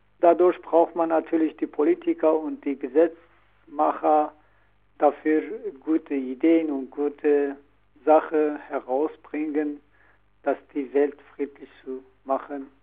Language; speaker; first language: German; non-native, learner; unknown